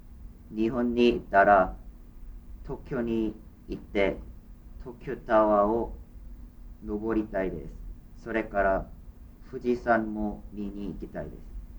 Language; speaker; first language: Japanese; non-native, learner; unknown